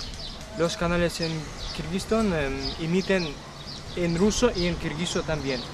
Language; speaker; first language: Spanish; non-native, learner; Kyrgyz